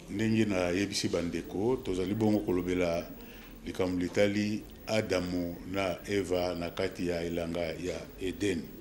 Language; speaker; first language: Lingala; native; Lingala